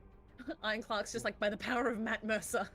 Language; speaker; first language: English; native; English